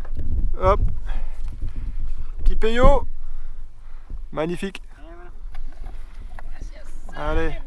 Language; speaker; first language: French; native; French